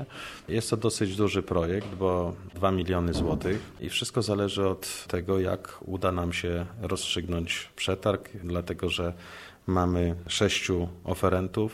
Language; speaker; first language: Polish; native; Polish